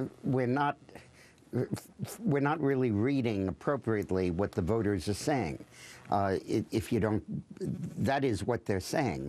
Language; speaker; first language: English; native; English